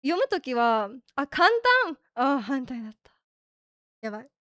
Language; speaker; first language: Japanese; early bilingual, heritage; Japanese